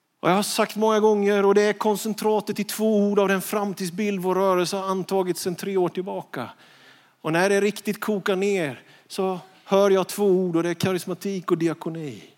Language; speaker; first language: Swedish; native; Swedish